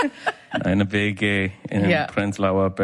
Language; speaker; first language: German; non-native, learner; English